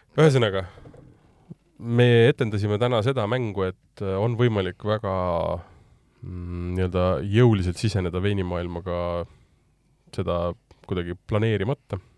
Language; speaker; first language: Estonian; native; Estonian